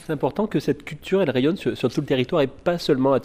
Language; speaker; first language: French; native; French